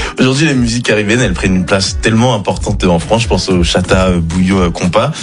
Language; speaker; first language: French; native; French